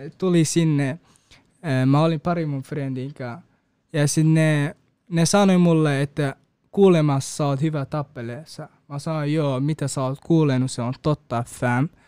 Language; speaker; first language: Finnish; non-native, learner; Kurdish